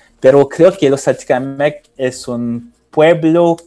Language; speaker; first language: Spanish; non-native, learner; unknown